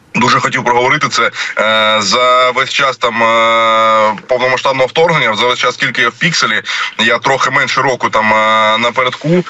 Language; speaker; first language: Ukrainian; native; Ukrainian